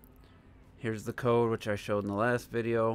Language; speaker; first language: English; native; English